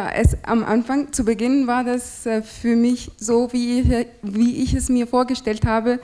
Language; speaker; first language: German; non-native, fluent; Arabic